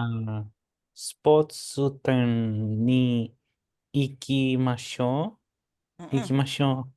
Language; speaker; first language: Japanese; non-native, learner; Indonesian